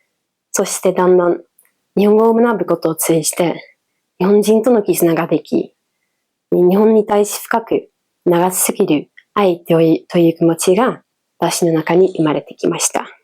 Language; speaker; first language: Japanese; non-native, fluent; Dutch